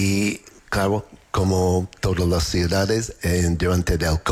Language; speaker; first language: Spanish; non-native, learner; English